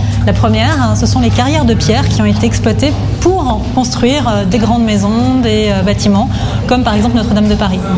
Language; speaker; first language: French; native; French